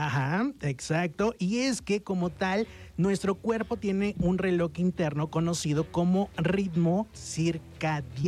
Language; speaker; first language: Spanish; native; Spanish